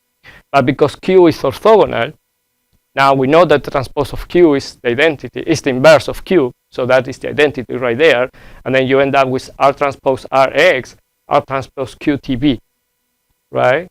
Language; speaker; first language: English; non-native, fluent; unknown